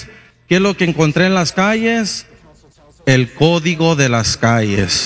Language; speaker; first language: Spanish; early bilingual, heritage; Spanish